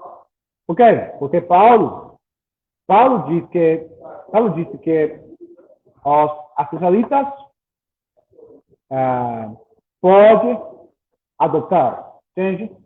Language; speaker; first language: Portuguese; non-native, learner; English